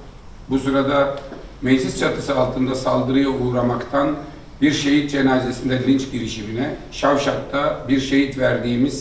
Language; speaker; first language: Turkish; native; Turkish